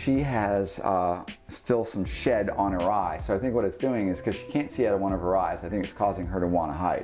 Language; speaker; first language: English; native; English